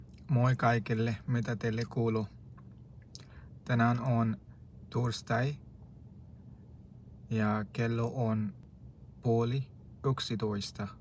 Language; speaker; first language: Finnish; non-native, learner; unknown